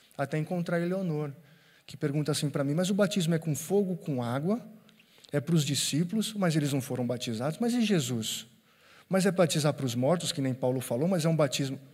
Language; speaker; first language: Portuguese; native; Portuguese